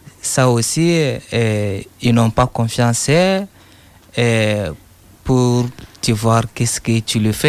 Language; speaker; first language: French; non-native, learner; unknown